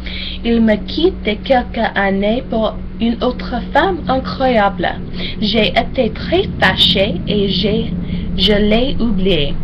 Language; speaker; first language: French; non-native, learner; English